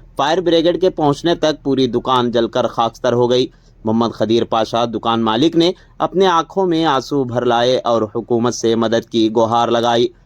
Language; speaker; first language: Urdu; native; Urdu